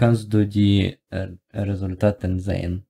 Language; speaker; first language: German; non-native, learner; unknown